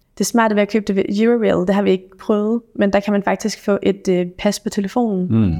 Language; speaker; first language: Danish; native; Danish